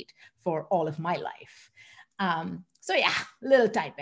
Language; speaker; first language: English; non-native, local second language; Hindi